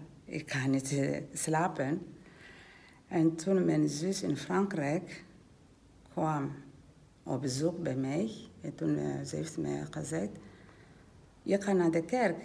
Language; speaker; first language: Dutch; non-native, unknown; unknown